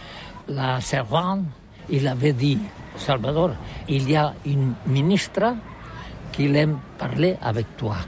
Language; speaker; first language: French; non-native, learner; Catalan